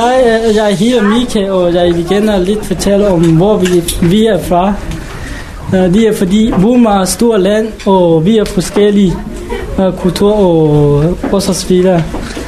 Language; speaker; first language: Danish; non-native, learner; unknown